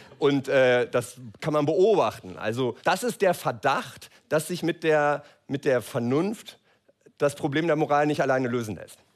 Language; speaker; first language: German; native; German